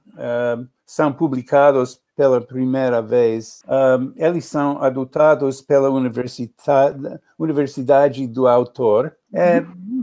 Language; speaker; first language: Portuguese; non-native, learner; English